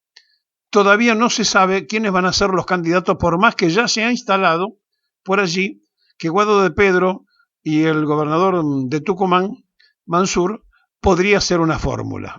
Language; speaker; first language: Spanish; native; Spanish